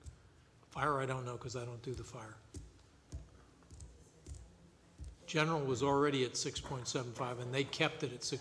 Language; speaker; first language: English; native; English